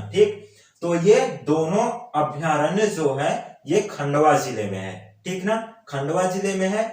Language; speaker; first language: Hindi; native; Hindi